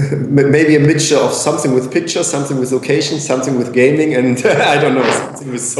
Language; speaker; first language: English; non-native, fluent; German